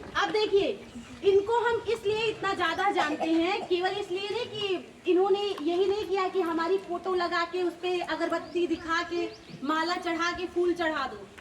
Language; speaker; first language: Hindi; native; Hindi